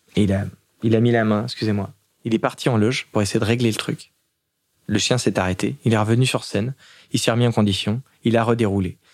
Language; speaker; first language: French; native; French